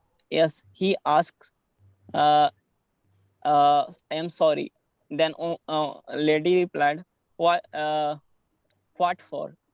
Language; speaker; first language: English; non-native, learner; Hindi